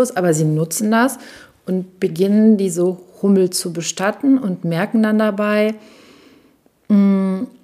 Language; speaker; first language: German; native; German